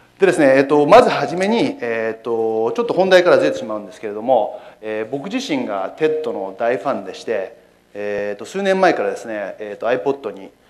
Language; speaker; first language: Japanese; native; Japanese